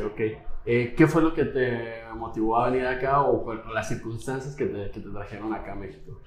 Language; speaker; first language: Spanish; native; Spanish